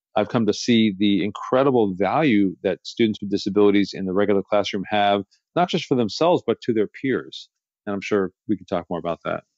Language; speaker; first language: English; native; English